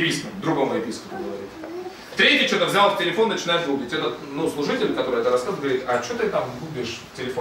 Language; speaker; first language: Russian; native; Russian